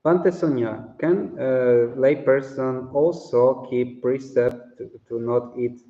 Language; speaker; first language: English; non-native, fluent; Polish